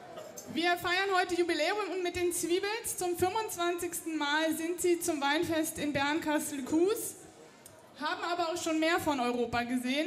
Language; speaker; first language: German; native; German